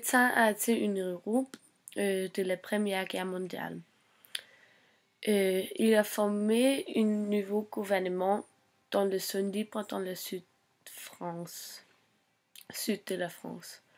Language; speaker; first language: French; non-native, learner; Norwegian